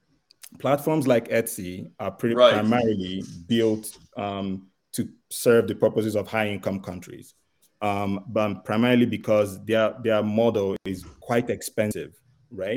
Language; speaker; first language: English; non-native, local second language; Igbo